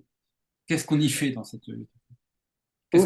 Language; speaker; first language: French; native; French